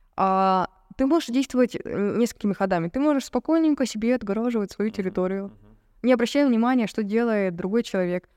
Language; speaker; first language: Russian; native; Russian